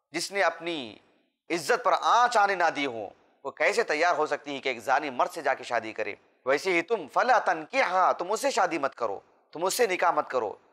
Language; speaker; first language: Urdu; native; Urdu